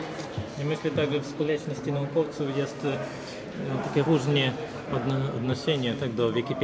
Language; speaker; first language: Polish; non-native, learner; Ukrainian